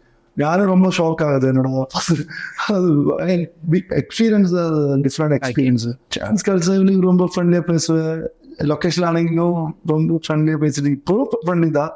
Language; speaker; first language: Tamil; non-native, learner; Malayalam